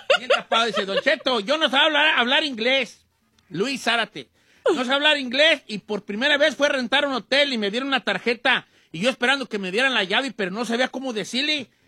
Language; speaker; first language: Spanish; native; Spanish